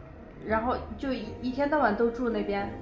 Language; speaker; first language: Chinese; native; Chinese